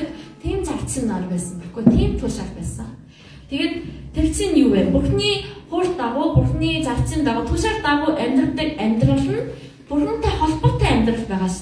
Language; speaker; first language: Mongolian; non-native, fluent; Korean